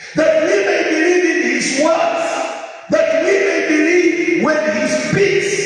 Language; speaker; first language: English; non-native, local second language; Swahili